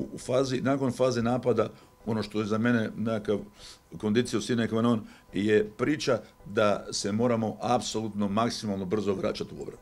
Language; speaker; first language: Croatian; native; Croatian